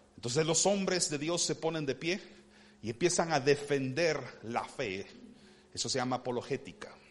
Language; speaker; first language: Spanish; early bilingual, heritage; Spanish